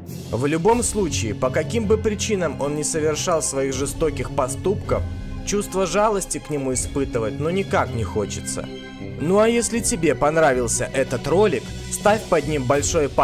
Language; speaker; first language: Russian; native; Russian